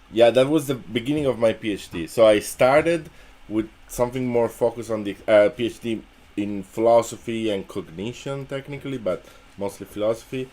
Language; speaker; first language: English; non-native, fluent; Italian